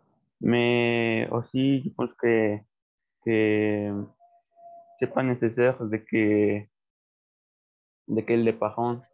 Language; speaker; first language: French; non-native, learner; Spanish